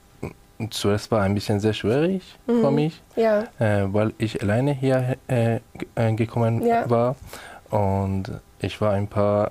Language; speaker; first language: German; non-native, learner; Persian